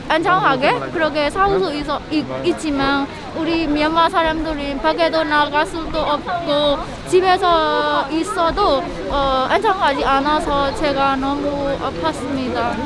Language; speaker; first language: Korean; non-native, learner; Burmese